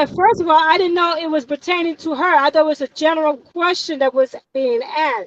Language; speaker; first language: English; native; English